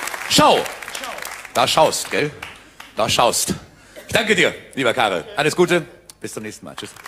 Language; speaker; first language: German; native; German